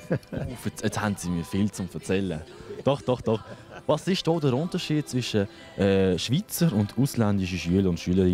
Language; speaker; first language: German; early bilingual, other home language; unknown